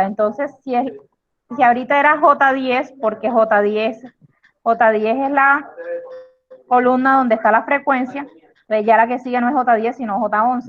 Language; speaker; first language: Spanish; native; Spanish